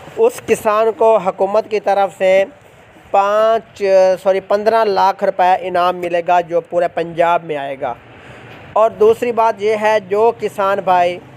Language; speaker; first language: Urdu; native; Urdu